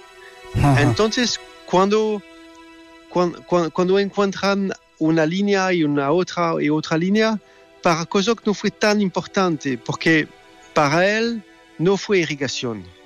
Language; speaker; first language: Spanish; non-native, fluent; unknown